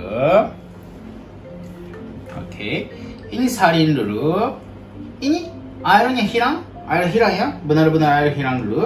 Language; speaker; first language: Indonesian; non-native, learner; Japanese